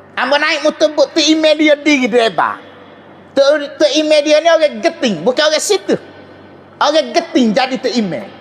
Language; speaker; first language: Malay; native; Malay